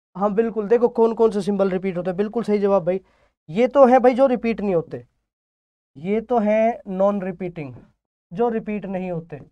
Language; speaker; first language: Hindi; native; Hindi